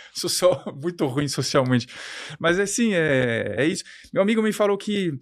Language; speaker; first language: Portuguese; non-native, fluent; French